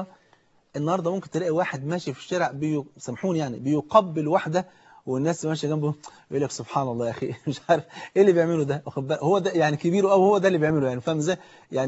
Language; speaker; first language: Arabic; native; Arabic